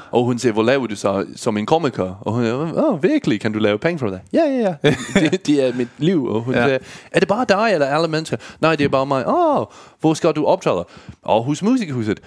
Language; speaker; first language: Danish; non-native, learner; English